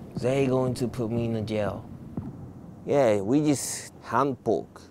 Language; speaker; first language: English; non-native, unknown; Japanese